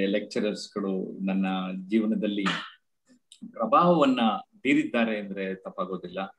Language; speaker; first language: Kannada; native; Kannada